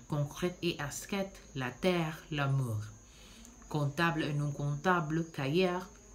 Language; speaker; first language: French; non-native, learner; Spanish